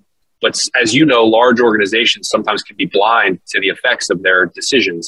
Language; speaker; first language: English; native; English